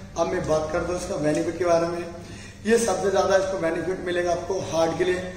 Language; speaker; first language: Hindi; non-native, local second language; Bangla